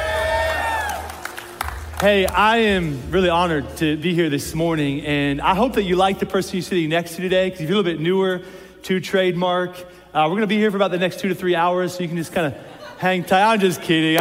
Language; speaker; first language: English; native; English